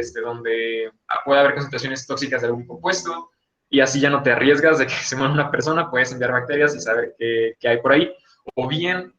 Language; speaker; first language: Spanish; native; Spanish